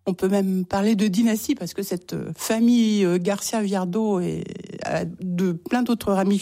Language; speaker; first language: French; native; French